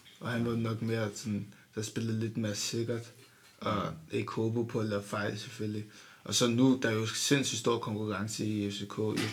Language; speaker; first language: Danish; early bilingual, other home language; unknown